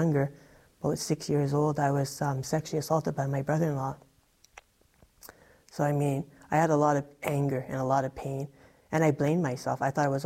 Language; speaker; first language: English; native; English